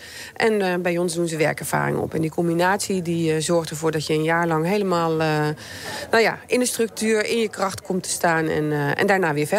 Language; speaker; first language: Dutch; native; Dutch